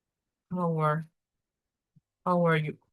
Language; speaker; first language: English; non-native, fluent; Spanish